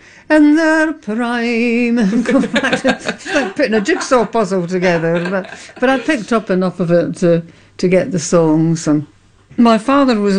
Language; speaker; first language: English; non-native, local second language; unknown